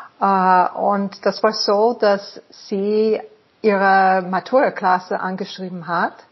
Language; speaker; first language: German; non-native, fluent; English